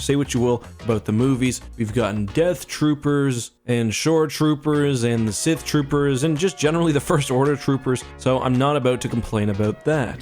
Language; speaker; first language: English; native; English